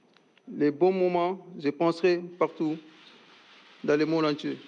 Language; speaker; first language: French; non-native, learner; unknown